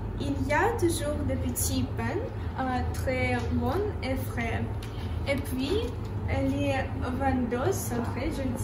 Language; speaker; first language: French; non-native, learner; Russian